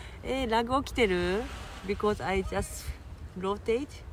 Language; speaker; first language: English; non-native, fluent; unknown